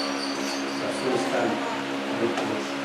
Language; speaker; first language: Italian; non-native, learner; Portuguese